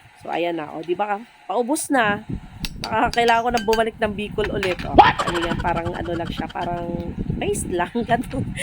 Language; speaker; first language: Filipino; non-native, local second language; Cebuano